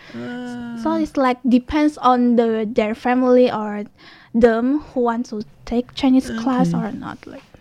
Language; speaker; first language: English; non-native, learner; Indonesian